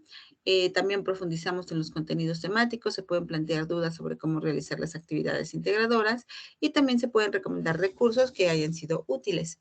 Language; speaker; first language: Spanish; native; Spanish